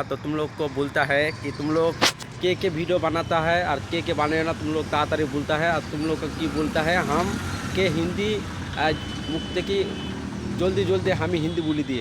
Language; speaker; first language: Hindi; non-native, local second language; Bangla